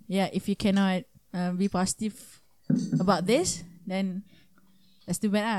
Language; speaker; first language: English; non-native, local second language; Malay